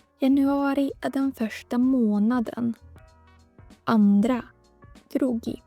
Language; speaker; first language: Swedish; non-native, fluent; Polish